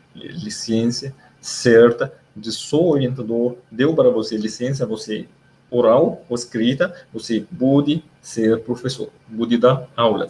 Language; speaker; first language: Portuguese; non-native, learner; Arabic